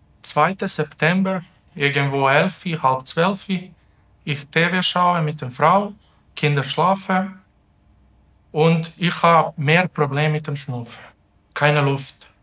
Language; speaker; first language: German; non-native, learner; Turkish